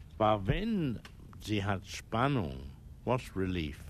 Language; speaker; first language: German; non-native, learner; English